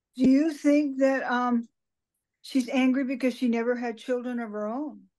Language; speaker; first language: English; native; English